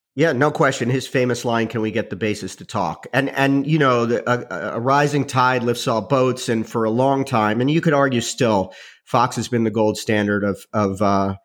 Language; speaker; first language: English; native; English